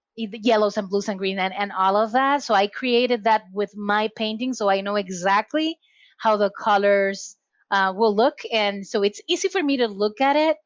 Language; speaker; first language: English; non-native, fluent; Spanish